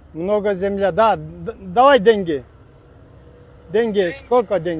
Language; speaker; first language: Russian; non-native, local second language; Kyrgyz